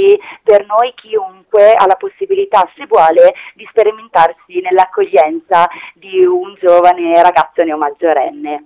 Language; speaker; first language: Italian; native; Italian